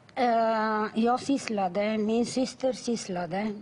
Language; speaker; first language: Swedish; non-native, fluent; Bulgarian